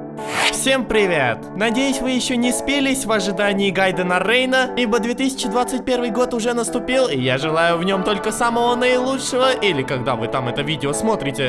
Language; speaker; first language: Russian; native; Russian